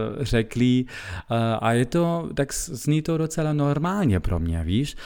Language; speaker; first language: Czech; non-native, learner; German